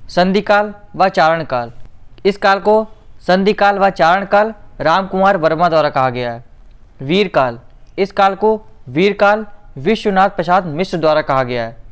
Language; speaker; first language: Hindi; native; Hindi